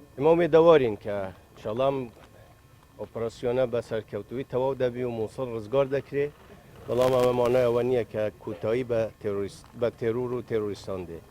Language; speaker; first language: Central Kurdish; non-native, local second language; Kurdish